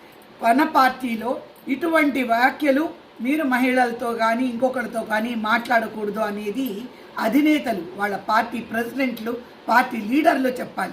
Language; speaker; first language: Telugu; native; Telugu